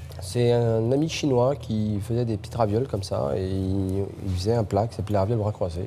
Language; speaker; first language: French; native; French